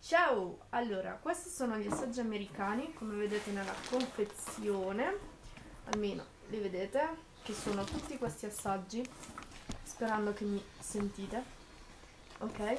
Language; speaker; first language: Italian; native; Italian